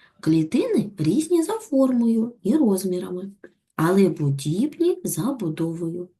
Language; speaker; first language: Ukrainian; native; Ukrainian